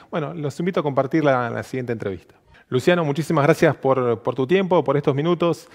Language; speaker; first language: Spanish; native; Spanish